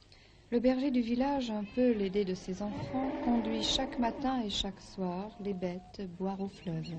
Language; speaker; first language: French; native; French